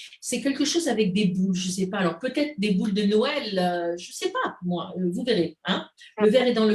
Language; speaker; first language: French; native; French